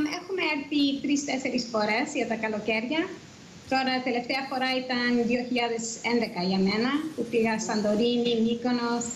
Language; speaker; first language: Greek; early bilingual, heritage; Greek